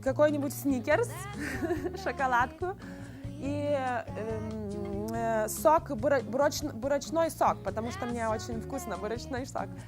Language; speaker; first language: Russian; non-native, fluent; Lithuanian